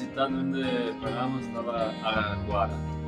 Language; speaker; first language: Spanish; non-native, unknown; Italian